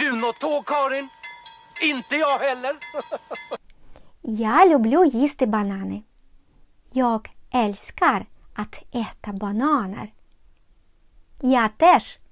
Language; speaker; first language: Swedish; non-native, fluent; Ukrainian